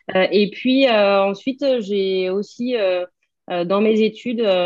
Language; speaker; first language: French; native; French